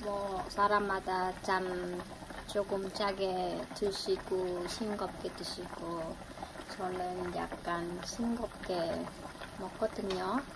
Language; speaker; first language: Korean; non-native, fluent; Khmer